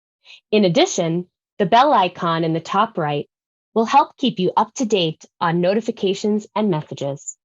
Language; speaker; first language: English; native; English